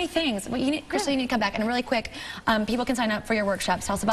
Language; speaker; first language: English; native; English